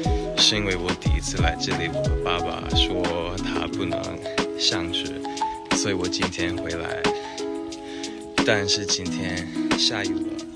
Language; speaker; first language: Chinese; non-native, fluent; English